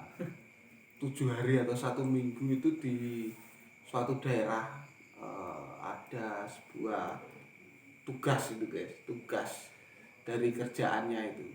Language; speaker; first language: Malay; non-native, local second language; Javanese